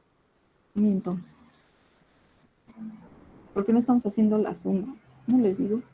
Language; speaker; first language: Spanish; native; Spanish